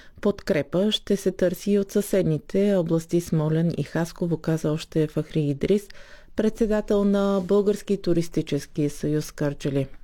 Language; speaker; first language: Bulgarian; non-native, local second language; Turkish